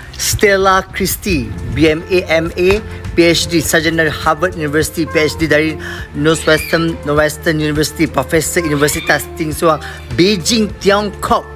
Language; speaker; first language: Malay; native; Malay